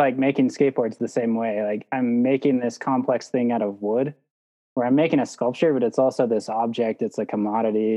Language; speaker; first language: English; native; English